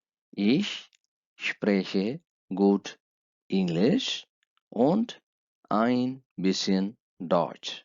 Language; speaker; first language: German; non-native, fluent; Urdu